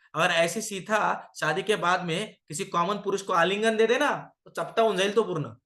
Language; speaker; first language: Hindi; non-native, local second language; Marathi